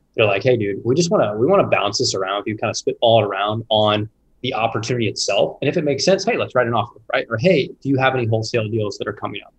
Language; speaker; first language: English; native; English